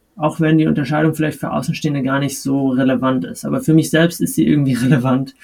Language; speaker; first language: German; native; German